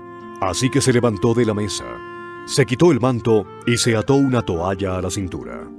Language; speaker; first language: Spanish; native; Spanish